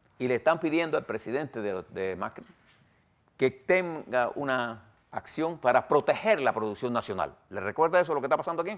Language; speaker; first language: Spanish; native; Spanish